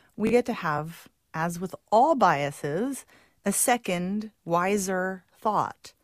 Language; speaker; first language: English; native; English